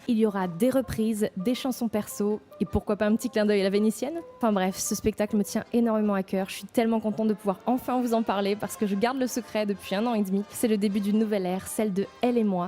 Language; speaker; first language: French; native; French